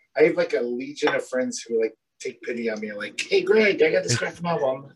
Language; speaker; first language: English; native; English